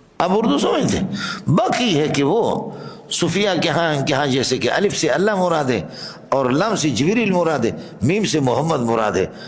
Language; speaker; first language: Urdu; non-native, local second language; Baluchi